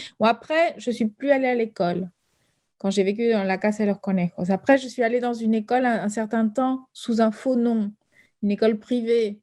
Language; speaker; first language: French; early bilingual, other home language; Spanish